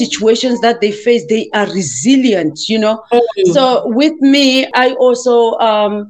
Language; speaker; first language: English; non-native, local second language; Southern Sotho